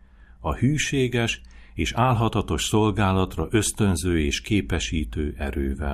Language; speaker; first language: Hungarian; native; Hungarian